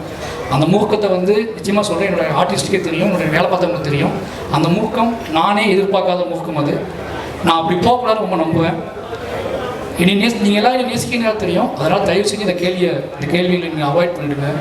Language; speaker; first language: Tamil; native; Tamil